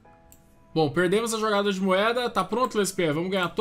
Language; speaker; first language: Portuguese; native; Portuguese